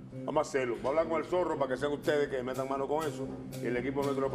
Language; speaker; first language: Spanish; native; Spanish